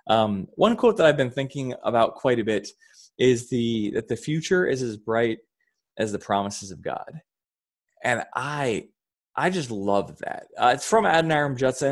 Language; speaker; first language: English; native; English